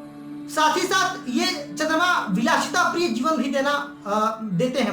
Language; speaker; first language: Hindi; native; Hindi